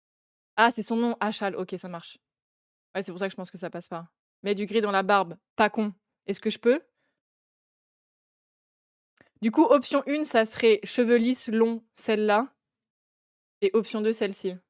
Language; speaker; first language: French; native; French